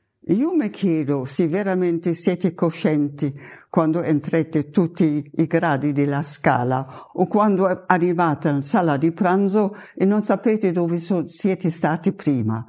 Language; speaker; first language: Italian; non-native, fluent; German